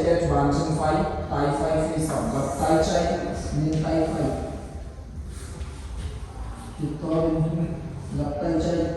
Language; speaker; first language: Vietnamese; non-native, learner; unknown